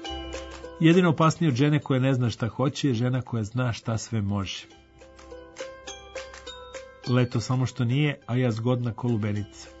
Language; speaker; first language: Croatian; native; Croatian